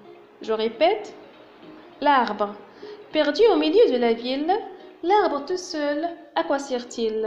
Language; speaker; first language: French; non-native, local second language; Arabic